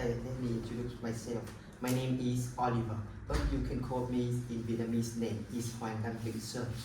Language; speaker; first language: English; non-native, learner; Vietnamese